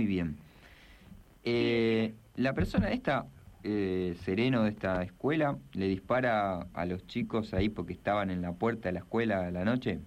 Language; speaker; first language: Spanish; native; Spanish